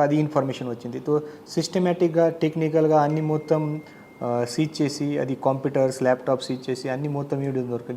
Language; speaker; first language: Telugu; non-native, learner; Marathi